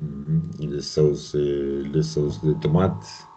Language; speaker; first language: French; non-native, learner; Spanish